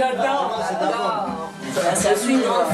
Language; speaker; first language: French; native; French